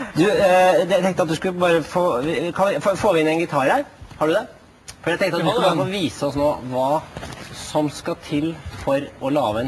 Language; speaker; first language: Norwegian; native; Norwegian